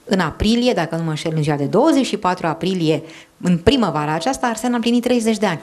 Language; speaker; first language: Romanian; native; Romanian